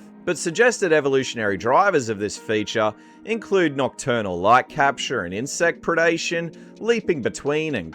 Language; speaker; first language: English; native; English